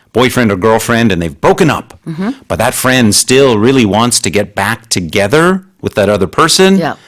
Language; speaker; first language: English; native; English